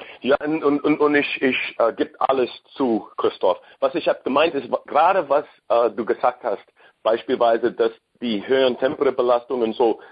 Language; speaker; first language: German; non-native, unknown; English